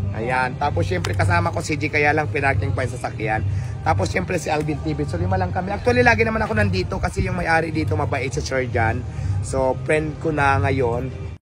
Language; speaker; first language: Filipino; native; Filipino